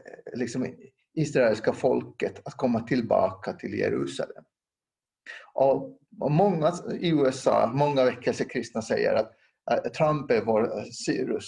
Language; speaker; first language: Swedish; non-native, local second language; Finnish